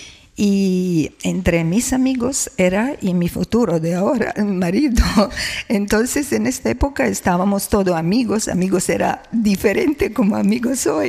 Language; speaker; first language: Spanish; non-native, fluent; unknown